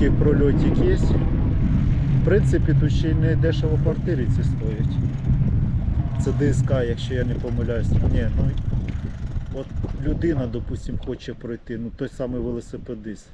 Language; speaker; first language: Ukrainian; native; Ukrainian